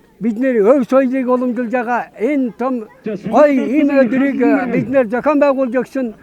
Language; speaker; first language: Mongolian; non-native, local second language; Kazakh